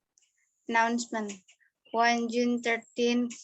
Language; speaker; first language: English; non-native, learner; Indonesian